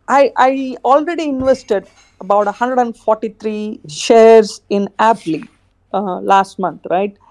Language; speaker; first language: English; non-native, fluent; Khmer